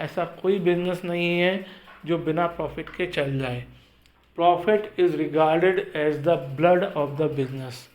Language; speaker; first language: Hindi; native; Hindi